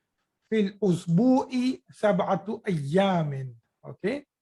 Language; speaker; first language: Arabic; non-native, fluent; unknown